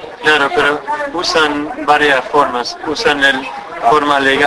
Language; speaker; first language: Spanish; non-native, fluent; English